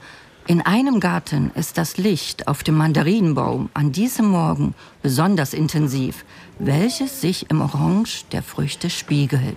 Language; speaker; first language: German; native; German